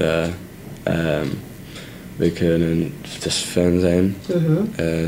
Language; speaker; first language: German; non-native, learner; English